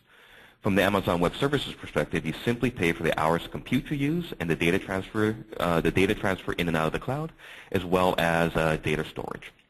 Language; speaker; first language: English; native; English